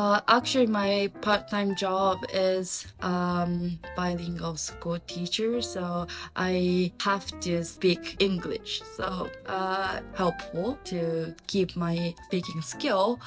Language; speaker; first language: English; non-native, learner; Japanese